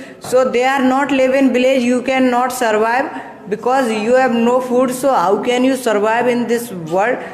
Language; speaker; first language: English; non-native, local second language; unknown